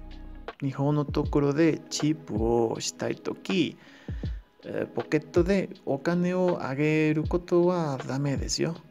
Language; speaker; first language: Japanese; non-native, learner; Spanish